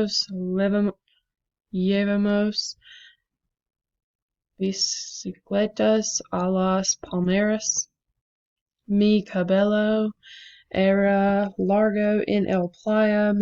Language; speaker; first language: Spanish; non-native, learner; English